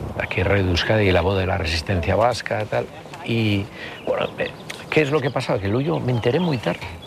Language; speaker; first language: Spanish; native; Spanish